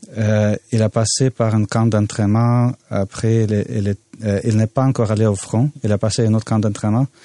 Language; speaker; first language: French; non-native, fluent; Russian